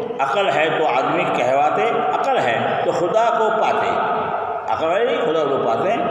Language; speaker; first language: Urdu; native; Urdu